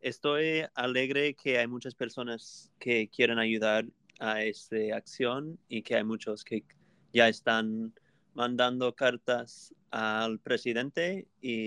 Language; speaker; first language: Spanish; non-native, fluent; English